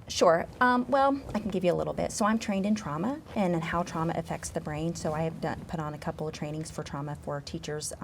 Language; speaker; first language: English; native; English